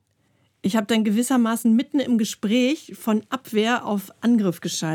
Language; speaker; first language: German; native; German